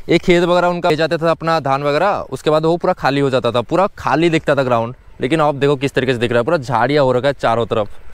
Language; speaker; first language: Hindi; non-native, local second language; Odia